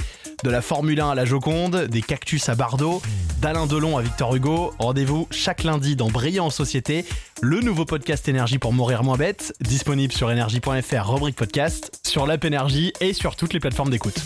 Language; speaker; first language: French; native; French